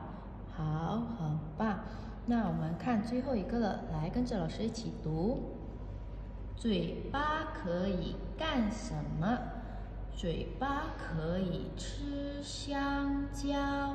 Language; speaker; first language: Chinese; non-native, fluent; Indonesian